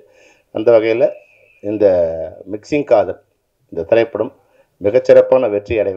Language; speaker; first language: Tamil; native; Tamil